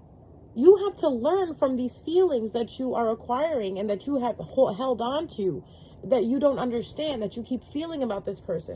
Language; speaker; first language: English; native; English